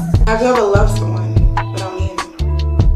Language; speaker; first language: English; native; English